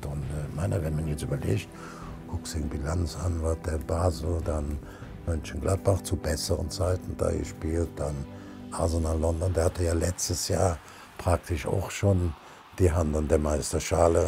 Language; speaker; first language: German; native; German